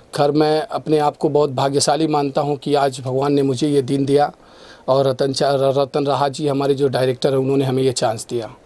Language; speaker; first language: Hindi; native; Hindi